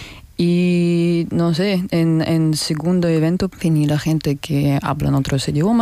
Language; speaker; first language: Spanish; non-native, fluent; Russian